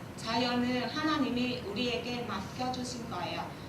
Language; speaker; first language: Korean; non-native, learner; Vietnamese